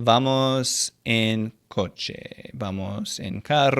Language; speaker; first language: Spanish; non-native, fluent; English